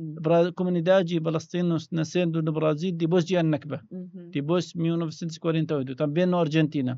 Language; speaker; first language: Portuguese; non-native, learner; Arabic